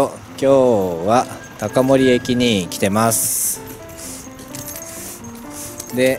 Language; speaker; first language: Japanese; native; Japanese